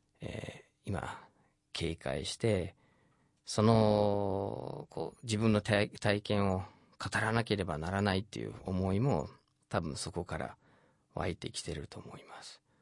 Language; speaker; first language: Japanese; non-native, fluent; English